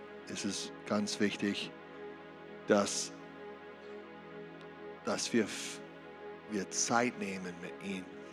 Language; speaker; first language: German; non-native, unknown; English